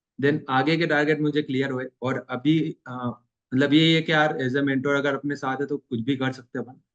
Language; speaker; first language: Hindi; native; Hindi